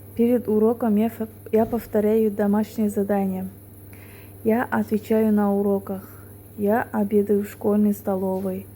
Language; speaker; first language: Russian; non-native, local second language; Kazakh